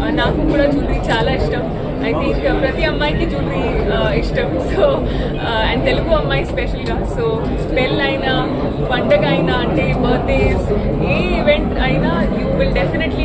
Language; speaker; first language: Telugu; non-native, fluent; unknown